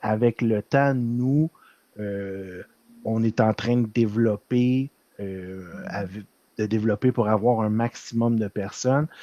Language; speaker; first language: French; native; French